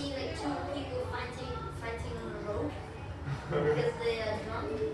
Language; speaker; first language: English; non-native, learner; Vietnamese